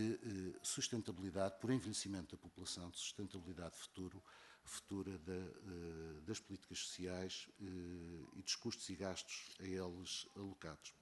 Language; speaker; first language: Portuguese; native; Portuguese